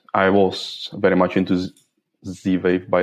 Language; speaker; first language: English; non-native, fluent; Czech